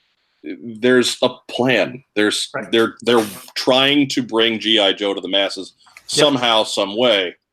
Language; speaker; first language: English; native; English